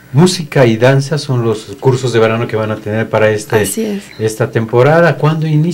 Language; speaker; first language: Spanish; native; Spanish